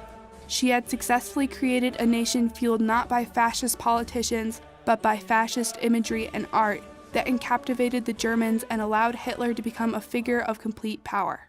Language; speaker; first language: English; native; English